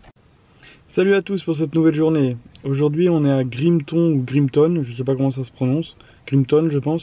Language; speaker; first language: French; native; French